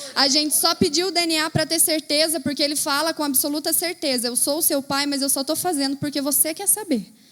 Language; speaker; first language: Portuguese; native; Portuguese